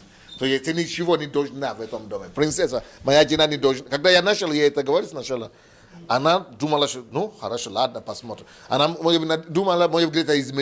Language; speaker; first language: Russian; non-native, learner; Yoruba